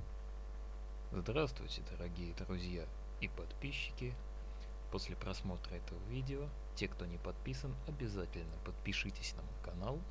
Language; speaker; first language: Russian; native; Russian